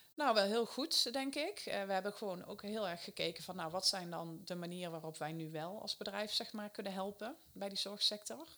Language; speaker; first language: Dutch; native; Dutch